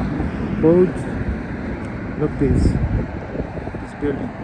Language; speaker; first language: English; non-native, learner; Portuguese